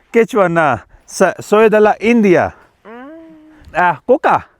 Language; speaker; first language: Spanish; non-native, learner; Hindi